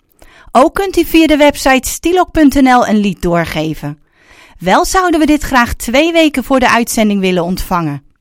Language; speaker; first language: Dutch; native; Dutch